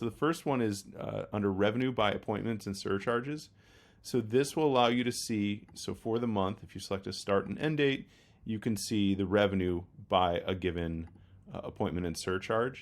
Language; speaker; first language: English; native; English